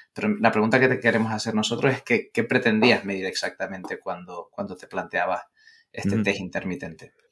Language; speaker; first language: Spanish; native; Spanish